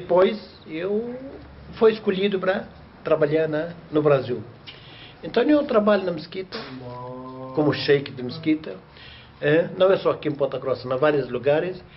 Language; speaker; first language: Portuguese; non-native, learner; Arabic